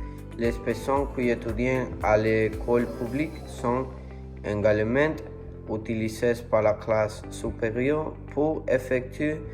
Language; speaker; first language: French; non-native, learner; Spanish